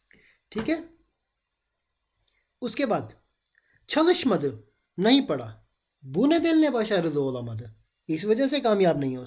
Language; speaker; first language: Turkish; non-native, fluent; Urdu